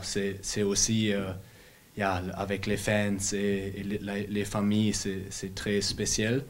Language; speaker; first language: French; non-native, learner; German